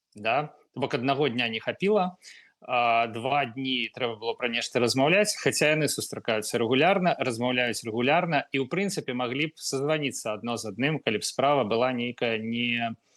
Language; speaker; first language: Belarusian; non-native, local second language; Russian